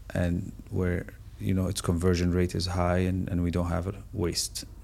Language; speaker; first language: English; non-native, fluent; Arabic